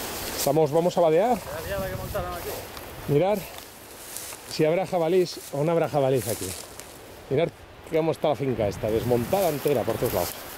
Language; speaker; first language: Spanish; native; Spanish